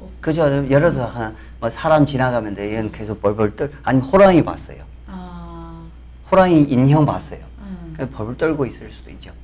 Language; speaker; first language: Korean; non-native, fluent; Chinese